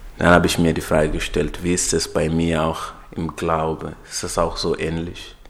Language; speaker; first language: German; non-native, fluent; Swahili